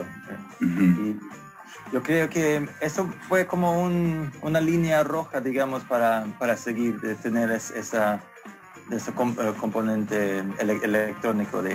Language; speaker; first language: Spanish; non-native, fluent; Swedish